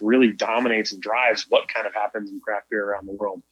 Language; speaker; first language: English; native; English